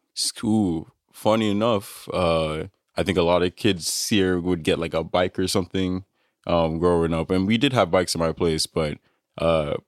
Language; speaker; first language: English; native; English